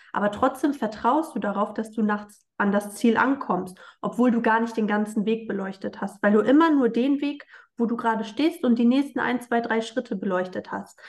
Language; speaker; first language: German; native; German